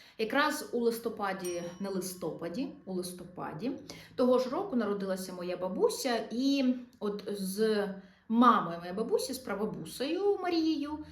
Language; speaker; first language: Ukrainian; non-native, local second language; Russian